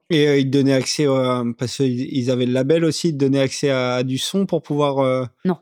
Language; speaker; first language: French; native; French